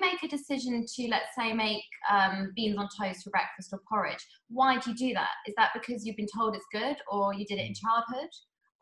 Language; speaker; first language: English; native; English